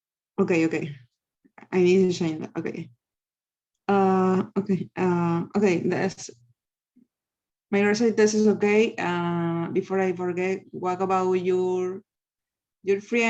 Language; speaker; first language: English; non-native, learner; Spanish